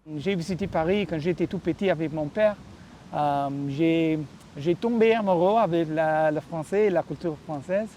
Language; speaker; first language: French; non-native, fluent; Italian